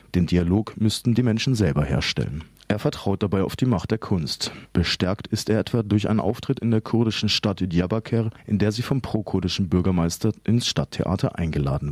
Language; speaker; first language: German; native; German